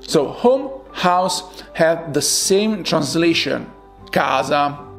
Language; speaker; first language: English; non-native, fluent; Italian